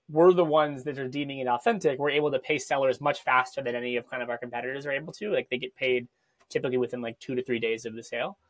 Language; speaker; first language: English; native; English